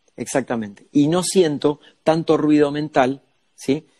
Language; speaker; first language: Spanish; native; Spanish